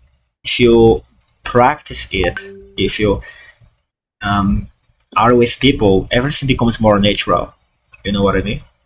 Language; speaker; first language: English; non-native, fluent; Portuguese